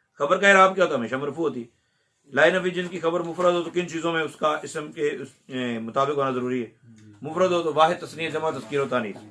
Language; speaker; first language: Urdu; non-native, local second language; Punjabi